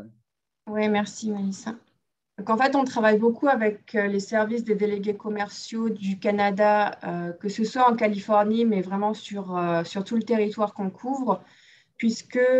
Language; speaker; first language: French; native; French